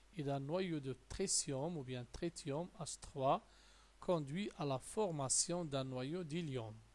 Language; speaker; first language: French; non-native, local second language; Arabic